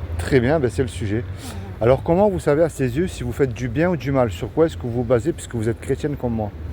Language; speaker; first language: French; native; French